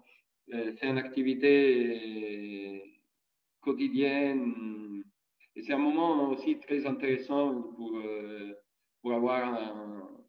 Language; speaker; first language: French; non-native, fluent; Italian